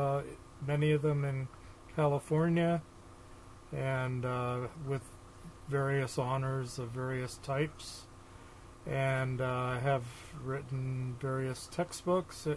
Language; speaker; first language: English; native; English